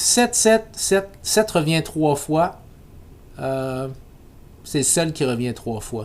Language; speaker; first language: French; native; French